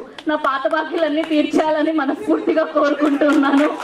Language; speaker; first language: Telugu; native; Telugu